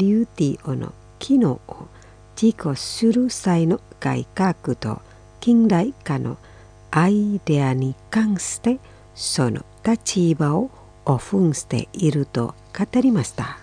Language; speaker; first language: Japanese; non-native, fluent; Indonesian